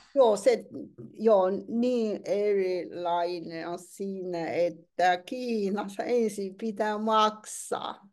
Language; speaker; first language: Finnish; non-native, fluent; Chinese